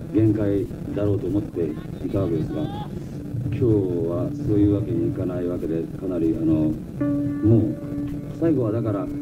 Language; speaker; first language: Japanese; native; Japanese